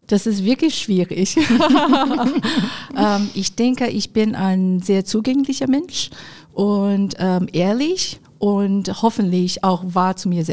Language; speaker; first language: German; non-native, fluent; Chinese